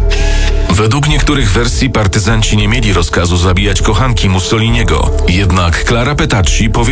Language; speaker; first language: Polish; native; Polish